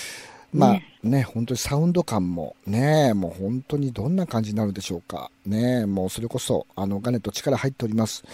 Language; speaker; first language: Japanese; native; Japanese